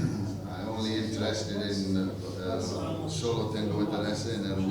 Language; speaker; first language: Spanish; non-native, fluent; English